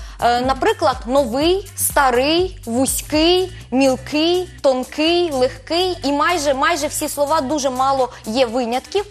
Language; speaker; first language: Ukrainian; native; Ukrainian